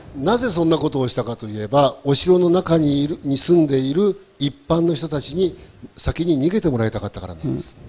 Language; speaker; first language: Japanese; native; Japanese